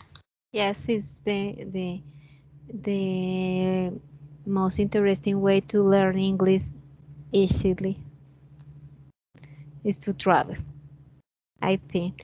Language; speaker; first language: English; non-native, learner; Spanish